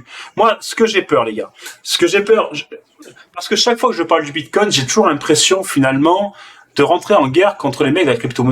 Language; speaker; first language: French; native; French